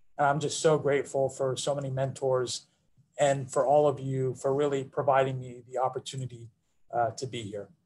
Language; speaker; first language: English; native; English